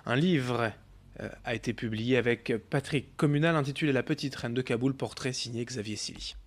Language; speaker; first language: French; native; French